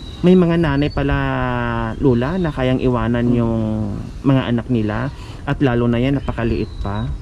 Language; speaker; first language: Filipino; native; Filipino